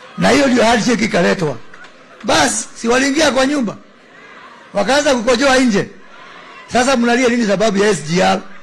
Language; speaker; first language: Swahili; non-native, local second language; Kikuyu